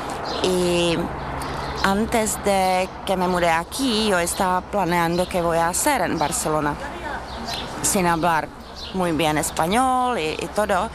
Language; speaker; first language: Spanish; non-native, fluent; Czech